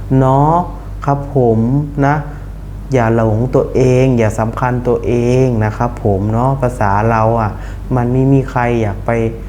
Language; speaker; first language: Thai; non-native, fluent; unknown